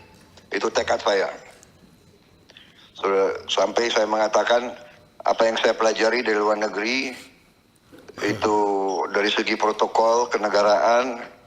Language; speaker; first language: Indonesian; native; Indonesian